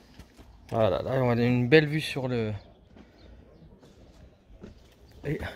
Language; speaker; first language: French; native; French